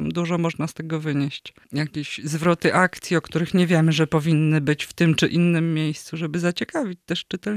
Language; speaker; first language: Polish; native; Polish